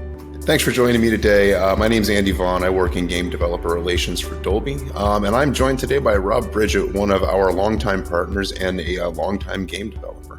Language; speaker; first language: English; native; English